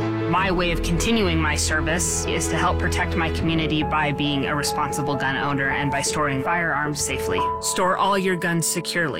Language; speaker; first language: English; native; English